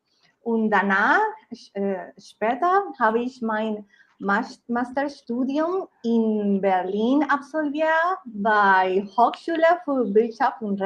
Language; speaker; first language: German; non-native, learner; Spanish